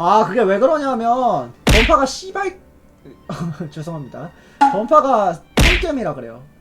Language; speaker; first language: Korean; native; Korean